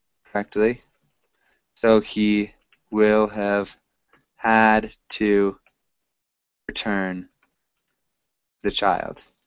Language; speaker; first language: English; native; English